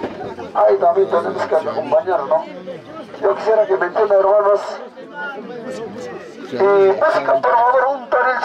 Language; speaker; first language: Spanish; native; Spanish